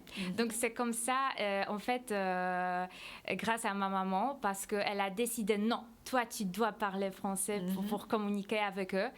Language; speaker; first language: French; non-native, fluent; Polish